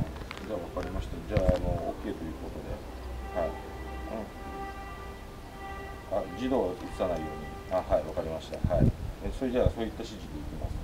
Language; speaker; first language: Japanese; native; Japanese